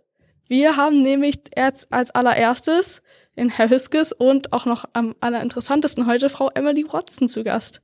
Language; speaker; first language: German; native; German